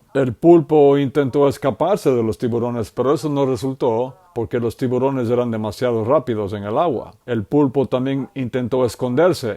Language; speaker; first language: Spanish; native; Spanish